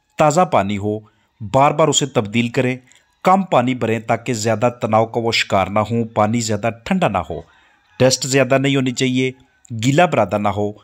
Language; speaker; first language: Urdu; non-native, local second language; Punjabi